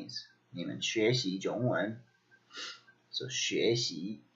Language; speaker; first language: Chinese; non-native, fluent; English